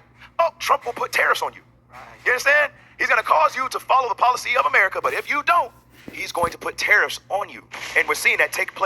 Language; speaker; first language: English; native; English